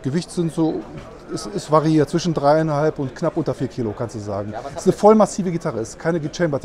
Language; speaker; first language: German; native; German